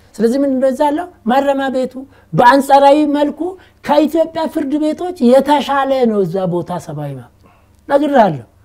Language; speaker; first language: Amharic; non-native, local second language; Oromo